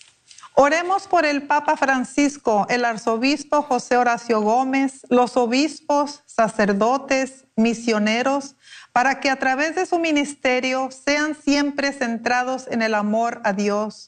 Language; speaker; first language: Spanish; native; Spanish